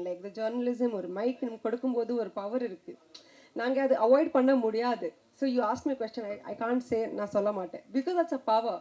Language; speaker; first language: Tamil; non-native, fluent; Kannada